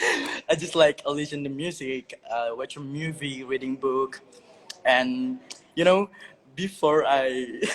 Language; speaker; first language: English; non-native, learner; Indonesian